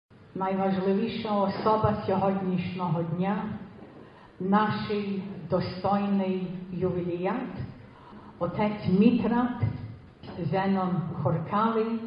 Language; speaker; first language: Ukrainian; early bilingual, heritage; Ukrainian